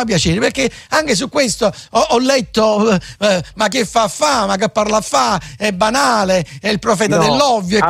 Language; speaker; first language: Italian; native; Italian